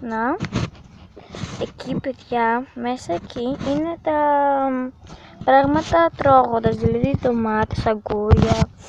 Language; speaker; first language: Greek; early bilingual, other home language; Bulgarian